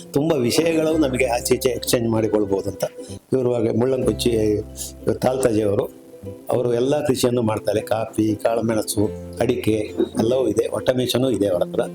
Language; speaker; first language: Kannada; native; Kannada